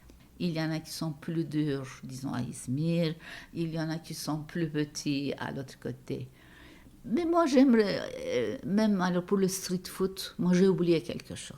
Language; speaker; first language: French; non-native, fluent; Turkish